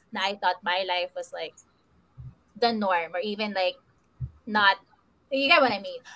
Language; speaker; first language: English; non-native, local second language; Filipino